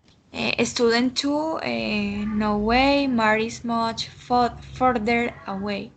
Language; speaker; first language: English; non-native, learner; Spanish